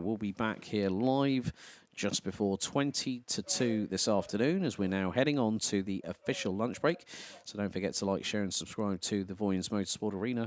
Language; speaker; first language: English; non-native, fluent; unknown